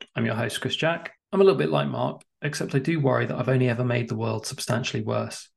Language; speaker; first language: English; native; English